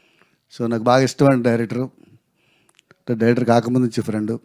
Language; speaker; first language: Telugu; native; Telugu